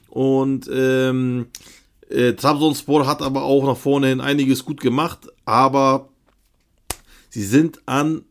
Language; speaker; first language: German; early bilingual, other home language; Turkish